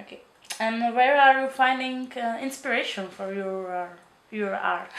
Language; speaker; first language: English; non-native, learner; Czech